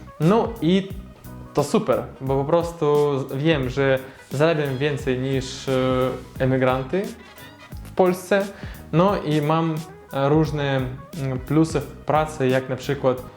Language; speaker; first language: Polish; non-native, learner; Russian